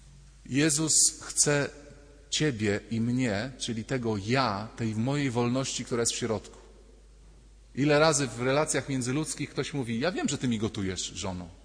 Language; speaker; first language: Polish; native; Polish